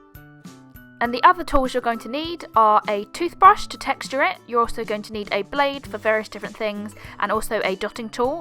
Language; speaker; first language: English; native; English